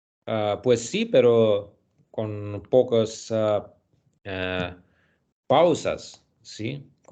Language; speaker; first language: Spanish; non-native, learner; Russian